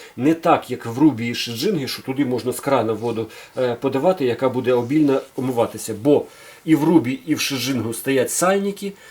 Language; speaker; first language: Ukrainian; non-native, local second language; Russian